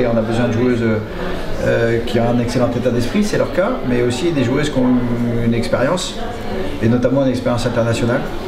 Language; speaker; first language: French; native; French